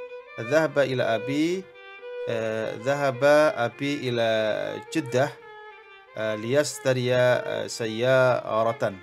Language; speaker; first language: Arabic; non-native, fluent; Indonesian